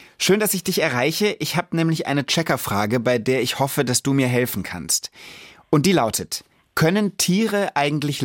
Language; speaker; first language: German; native; German